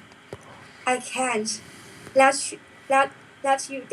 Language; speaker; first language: English; non-native, learner; Chinese